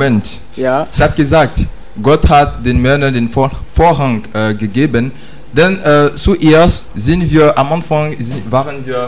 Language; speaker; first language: German; non-native, learner; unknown